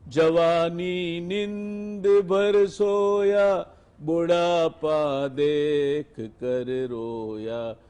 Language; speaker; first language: Hindi; non-native, local second language; Gujarati